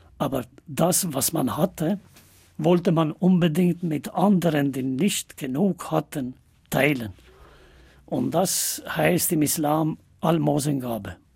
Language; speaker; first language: German; non-native, fluent; Albanian